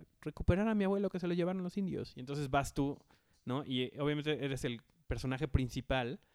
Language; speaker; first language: Spanish; native; Spanish